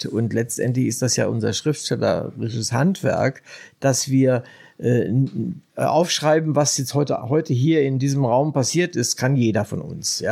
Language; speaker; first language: German; native; German